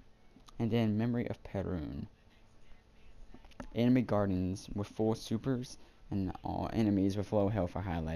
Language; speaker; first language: English; native; English